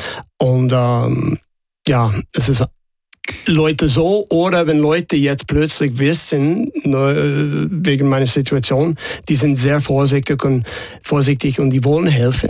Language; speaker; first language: German; non-native, fluent; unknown